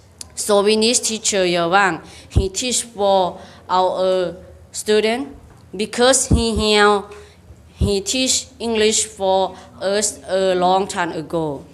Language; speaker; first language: English; non-native, learner; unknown